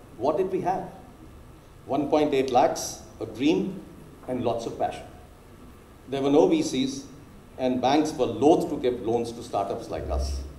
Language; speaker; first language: English; non-native, local second language; Hindi